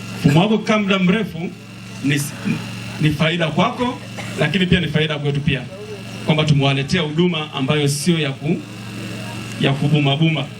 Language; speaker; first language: Swahili; native; Swahili